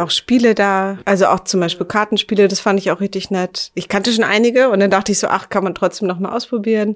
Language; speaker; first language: German; native; German